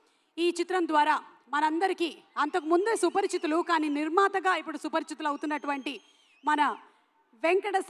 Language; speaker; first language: Telugu; native; Telugu